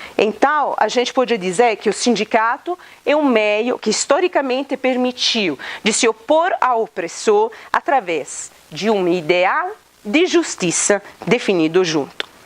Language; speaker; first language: Portuguese; non-native, fluent; Italian